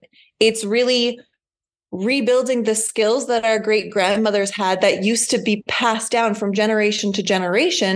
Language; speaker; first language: English; native; English